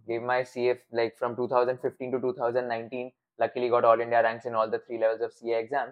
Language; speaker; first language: English; non-native, local second language; Hindi